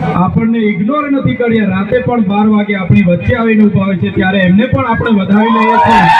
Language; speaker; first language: Gujarati; non-native, local second language; Vasavi